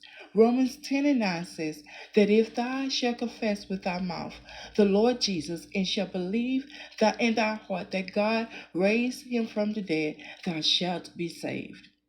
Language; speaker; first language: English; native; English